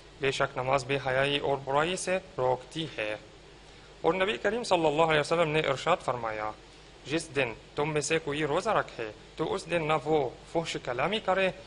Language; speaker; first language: Urdu; non-native, fluent; Arabic